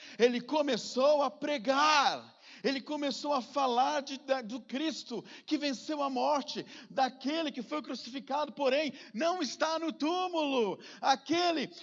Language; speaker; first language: Portuguese; native; Portuguese